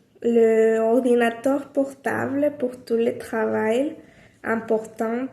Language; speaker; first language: French; non-native, learner; Spanish